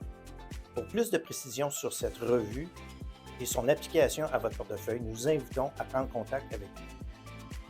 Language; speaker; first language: French; native; French